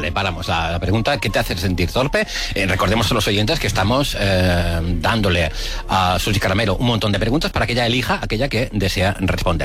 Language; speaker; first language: Spanish; native; Spanish